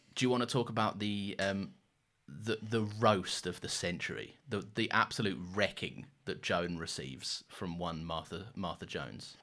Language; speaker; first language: English; native; English